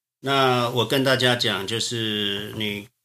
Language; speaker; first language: Chinese; native; Chinese